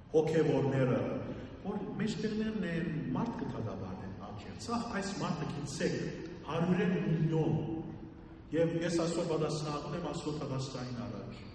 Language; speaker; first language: Armenian; early bilingual, heritage; Armenian